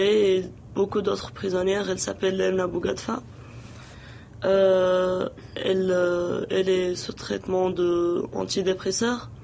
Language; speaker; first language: French; non-native, local second language; Arabic